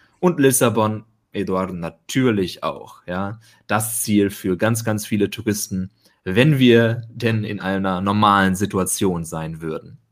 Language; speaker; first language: German; native; German